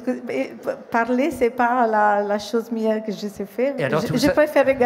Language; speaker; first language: French; non-native, fluent; Italian